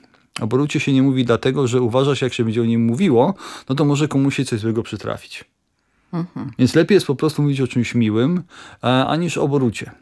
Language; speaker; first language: Polish; native; Polish